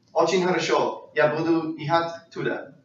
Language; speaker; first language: Russian; non-native, learner; English